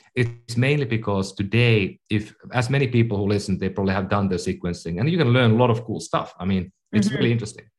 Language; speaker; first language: English; non-native, fluent; Finnish